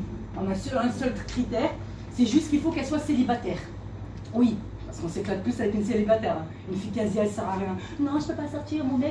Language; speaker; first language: French; native; French